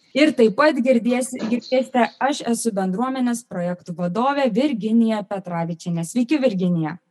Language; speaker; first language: Lithuanian; native; Lithuanian